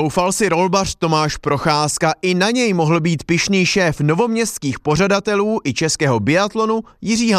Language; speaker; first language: Czech; native; Czech